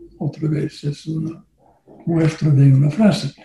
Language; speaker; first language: Spanish; non-native, learner; English